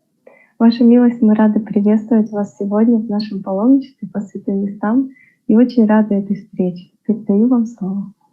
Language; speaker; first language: Russian; native; Russian